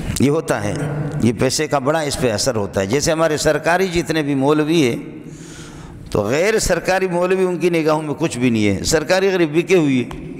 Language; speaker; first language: Urdu; non-native, local second language; Brahui